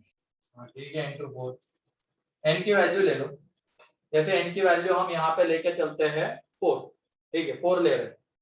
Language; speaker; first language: Hindi; native; Hindi